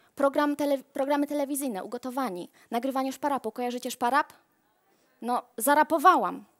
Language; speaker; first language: Polish; native; Polish